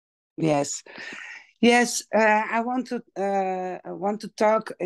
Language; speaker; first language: English; non-native, learner; Dutch